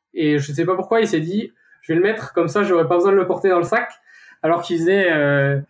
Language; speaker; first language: French; native; French